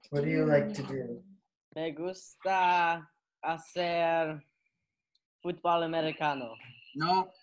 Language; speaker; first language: Spanish; non-native, learner; English